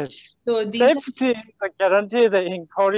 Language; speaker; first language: English; non-native, fluent; Korean